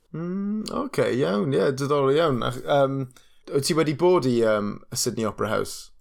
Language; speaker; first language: Welsh; non-native, local second language; English